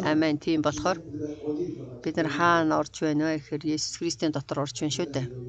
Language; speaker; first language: Mongolian; non-native, fluent; Korean